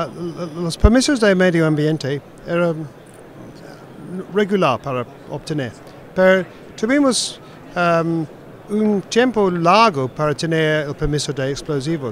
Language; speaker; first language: Spanish; non-native, fluent; English